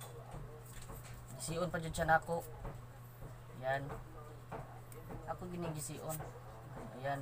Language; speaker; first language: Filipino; non-native, local second language; Cebuano